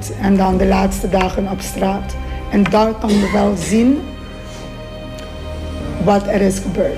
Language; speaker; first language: Dutch; non-native, local second language; Papiamento